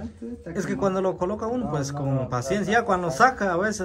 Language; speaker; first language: Spanish; native; Spanish